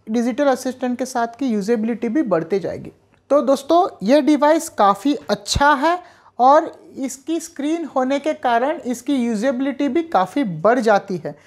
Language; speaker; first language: Hindi; non-native, local second language; Marathi